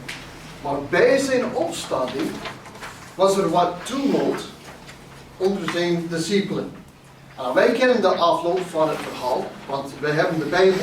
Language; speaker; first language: Dutch; non-native, fluent; English